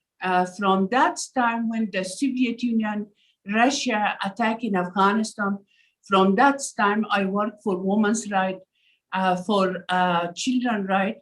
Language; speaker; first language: English; non-native, learner; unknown